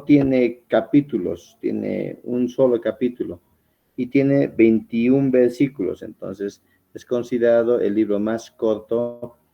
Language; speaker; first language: Spanish; native; Spanish